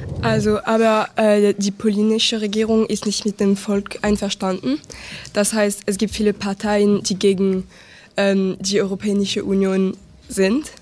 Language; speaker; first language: German; non-native, learner; French